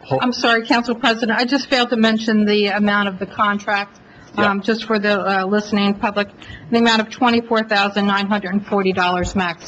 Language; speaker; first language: English; native; English